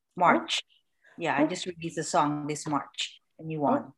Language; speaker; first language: English; non-native, local second language; Filipino